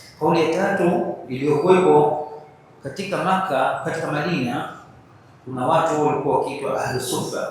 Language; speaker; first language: Swahili; native; Swahili